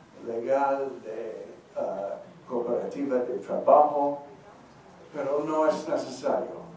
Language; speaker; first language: Spanish; non-native, learner; English